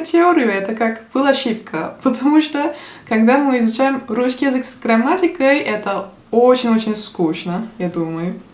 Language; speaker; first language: Russian; non-native, fluent; Turkish